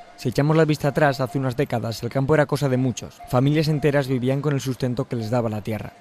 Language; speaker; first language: Spanish; native; Spanish